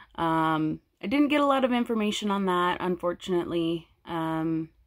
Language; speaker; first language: English; native; English